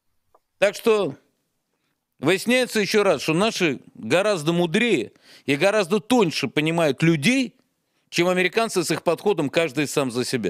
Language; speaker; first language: Russian; native; Russian